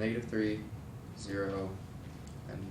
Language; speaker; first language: English; native; English